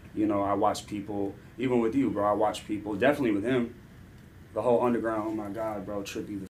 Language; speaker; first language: English; native; English